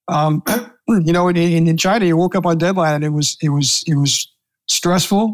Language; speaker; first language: English; native; English